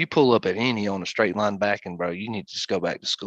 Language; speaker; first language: English; native; English